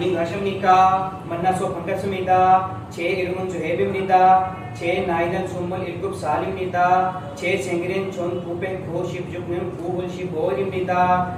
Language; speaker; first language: Korean; non-native, learner; Urdu